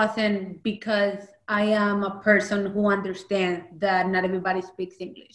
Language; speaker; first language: English; early bilingual, other home language; Spanish